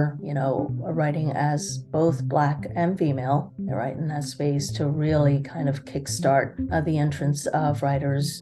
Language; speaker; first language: English; early bilingual, other home language; Chinese